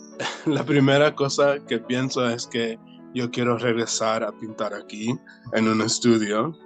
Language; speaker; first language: Spanish; early bilingual, heritage; Spanish